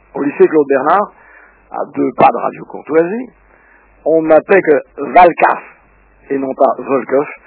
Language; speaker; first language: French; early bilingual, other home language; Russian